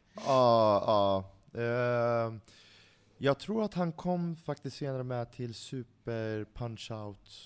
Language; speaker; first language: Swedish; early bilingual, other home language; Central Kurdish